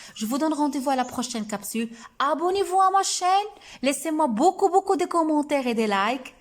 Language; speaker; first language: French; non-native, local second language; Arabic